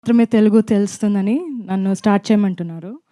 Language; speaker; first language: Telugu; non-native, fluent; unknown